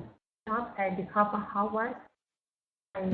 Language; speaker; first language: English; non-native, learner; Vietnamese